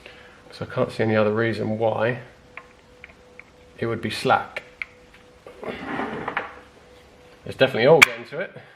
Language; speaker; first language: English; native; English